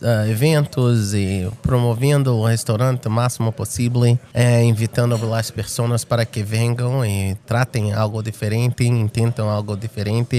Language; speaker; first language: Spanish; non-native, fluent; Portuguese